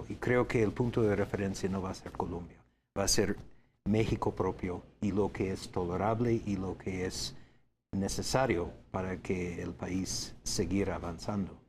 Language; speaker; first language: Spanish; non-native, fluent; English